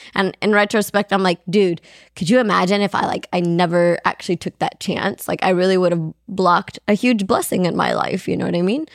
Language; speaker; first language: English; non-native, fluent; Amharic